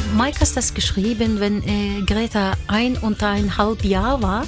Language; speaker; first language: German; non-native, fluent; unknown